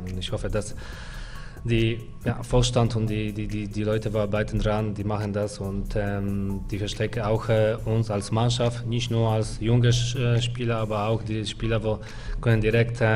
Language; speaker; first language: German; non-native, fluent; Polish